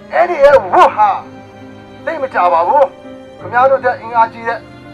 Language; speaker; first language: Burmese; non-native, local second language; Kachin